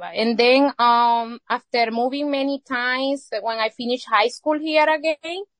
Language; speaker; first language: English; non-native, fluent; Spanish